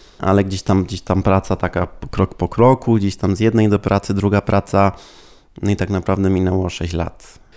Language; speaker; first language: Polish; early bilingual, heritage; Polish